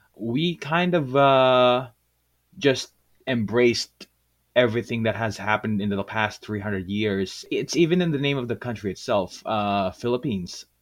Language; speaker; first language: English; non-native, local second language; Filipino